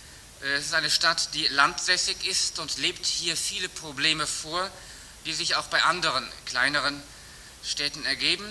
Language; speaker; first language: German; native; German